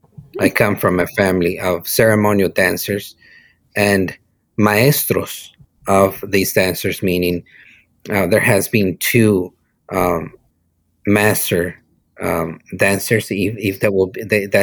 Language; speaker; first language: English; non-native, fluent; Spanish